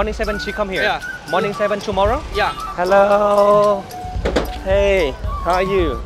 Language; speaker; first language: English; non-native, learner; Vietnamese